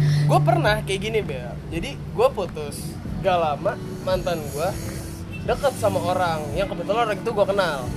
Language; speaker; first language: Indonesian; native; Indonesian